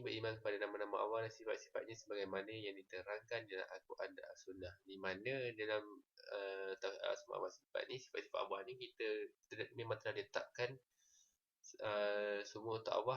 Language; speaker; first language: Malay; native; Malay